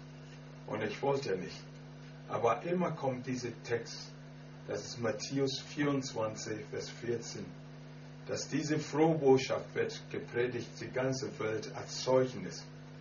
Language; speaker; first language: German; non-native, fluent; Akan